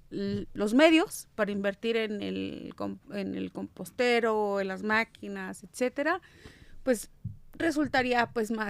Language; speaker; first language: Spanish; native; Spanish